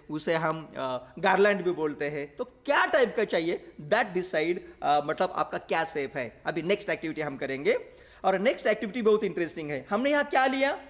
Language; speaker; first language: Hindi; non-native, local second language; Marathi